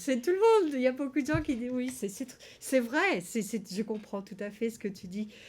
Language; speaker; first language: French; native; French